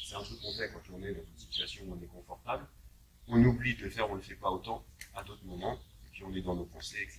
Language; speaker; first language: French; native; French